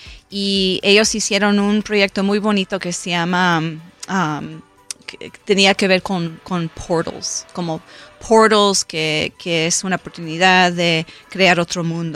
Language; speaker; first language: Spanish; non-native, local second language; English